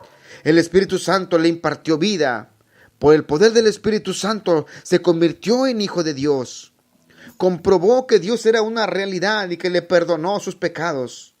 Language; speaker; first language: Spanish; native; Spanish